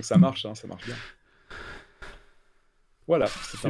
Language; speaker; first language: French; native; French